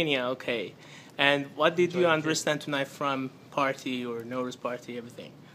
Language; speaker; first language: English; non-native, fluent; Persian